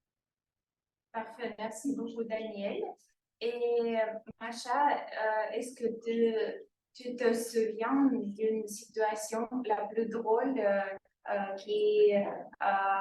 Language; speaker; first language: French; non-native, fluent; Russian